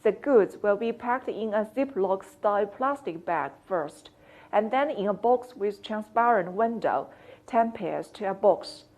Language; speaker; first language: English; non-native, fluent; Chinese